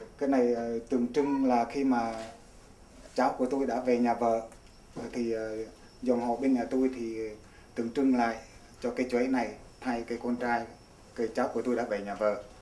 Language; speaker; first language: Vietnamese; non-native, local second language; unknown